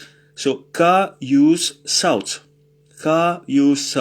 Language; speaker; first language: Latvian; non-native, learner; Morisyen